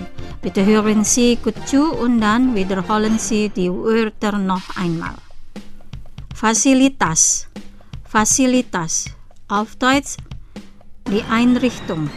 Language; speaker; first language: German; non-native, fluent; Indonesian